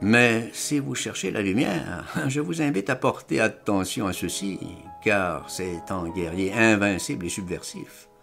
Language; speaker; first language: French; native; French